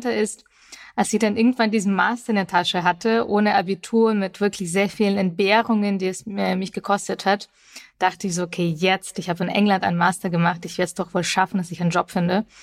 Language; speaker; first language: German; early bilingual, other home language; Russian